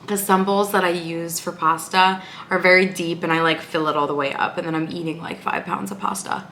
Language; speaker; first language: English; native; English